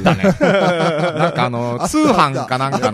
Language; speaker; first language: Japanese; native; Japanese